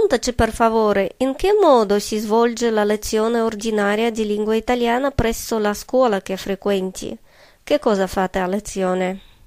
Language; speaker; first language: Italian; non-native, fluent; Russian